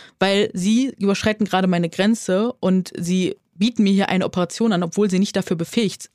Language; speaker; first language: German; native; German